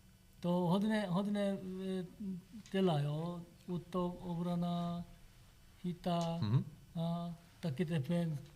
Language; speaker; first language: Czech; non-native, learner; Korean